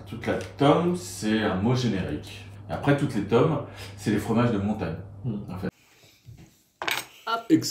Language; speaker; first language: French; native; French